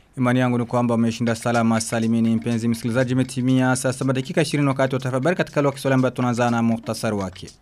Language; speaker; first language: Swahili; non-native, local second language; Rundi